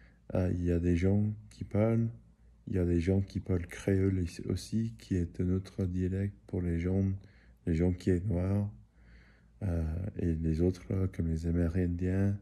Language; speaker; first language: French; early bilingual, heritage; English